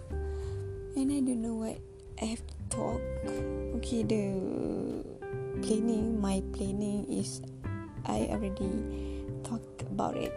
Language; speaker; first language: English; non-native, local second language; Malay